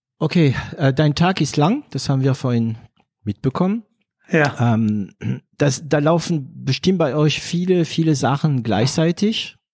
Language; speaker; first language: German; non-native, fluent; French